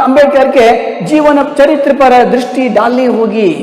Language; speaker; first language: Hindi; non-native, local second language; Kannada